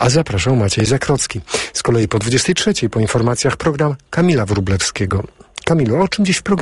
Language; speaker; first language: Polish; native; Polish